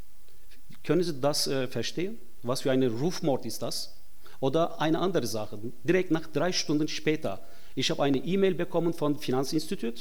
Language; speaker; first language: German; non-native, fluent; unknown